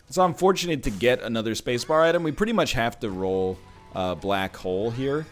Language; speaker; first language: English; native; English